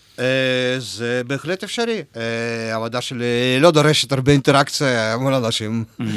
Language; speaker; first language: Hebrew; non-native, fluent; Russian